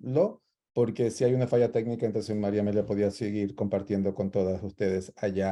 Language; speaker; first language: Spanish; native; Spanish